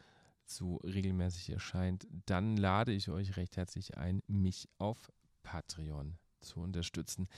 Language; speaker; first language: German; native; German